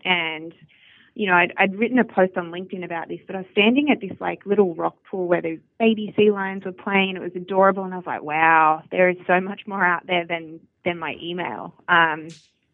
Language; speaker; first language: English; native; English